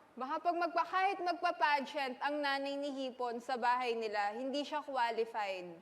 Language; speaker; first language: Filipino; native; Filipino